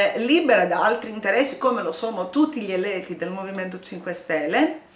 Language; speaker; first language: Italian; non-native, fluent; Greek